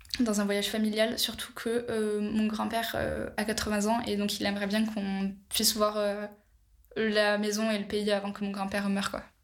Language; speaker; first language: French; native; French